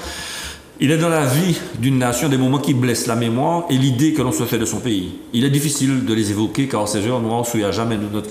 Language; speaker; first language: French; native; French